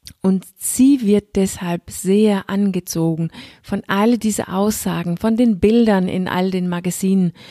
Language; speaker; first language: German; non-native, fluent; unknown